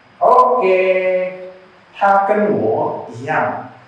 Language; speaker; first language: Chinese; non-native, fluent; Indonesian